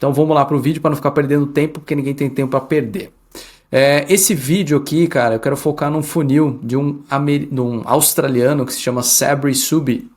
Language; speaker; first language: Portuguese; early bilingual, heritage; Portuguese